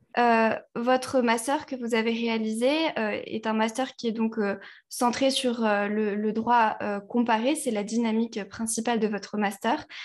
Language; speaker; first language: French; native; French